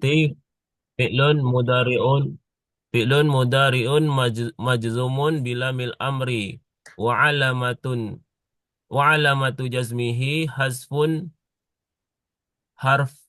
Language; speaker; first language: Arabic; non-native, learner; Indonesian